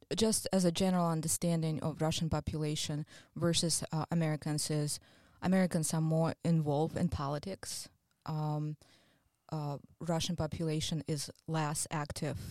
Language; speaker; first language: English; non-native, fluent; Russian